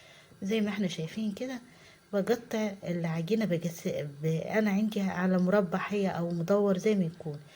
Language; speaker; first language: Arabic; native; Arabic